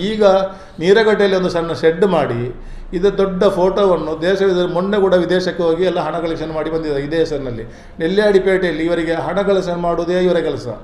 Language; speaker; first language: Kannada; non-native, local second language; Badaga